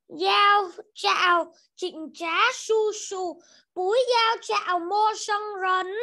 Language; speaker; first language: Chinese; non-native, learner; Vietnamese